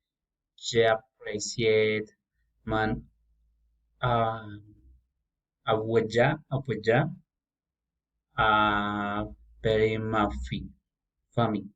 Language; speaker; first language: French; non-native, learner; Spanish